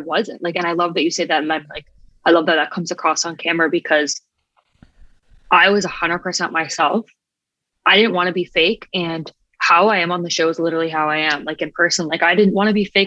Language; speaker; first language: English; native; English